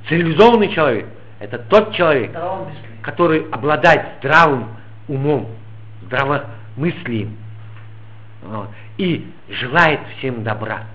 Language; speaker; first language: Russian; native; Russian